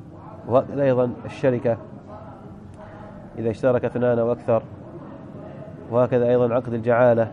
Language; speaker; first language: Arabic; native; Arabic